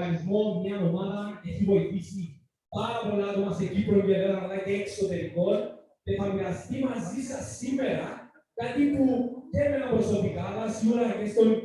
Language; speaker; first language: Greek; native; Greek